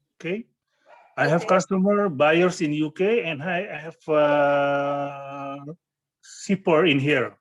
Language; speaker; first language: English; non-native, fluent; Indonesian